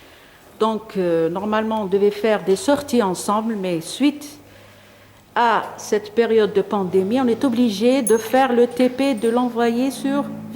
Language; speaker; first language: French; non-native, local second language; Arabic